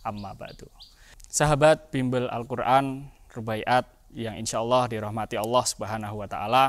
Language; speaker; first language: Indonesian; native; Indonesian